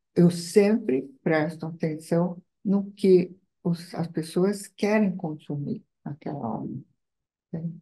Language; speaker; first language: Portuguese; non-native, fluent; Italian